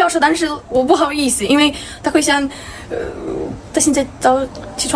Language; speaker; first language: Chinese; non-native, learner; Ukrainian